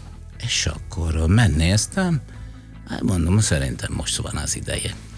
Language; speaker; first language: Hungarian; non-native, fluent; Italian